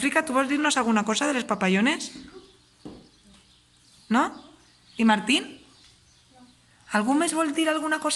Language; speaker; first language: Catalan; native; Catalan